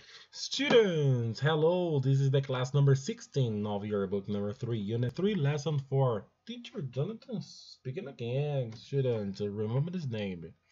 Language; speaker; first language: English; non-native, fluent; Portuguese